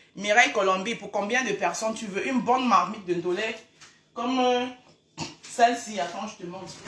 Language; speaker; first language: French; native; French